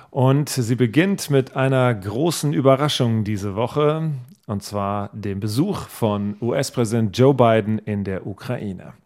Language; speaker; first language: German; native; German